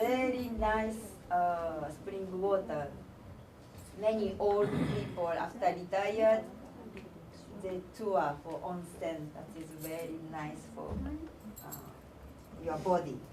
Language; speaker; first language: English; non-native, learner; Japanese